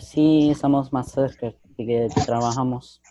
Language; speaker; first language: Spanish; early bilingual, other home language; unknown